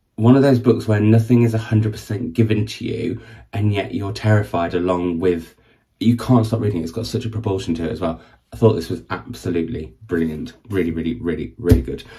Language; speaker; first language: English; native; English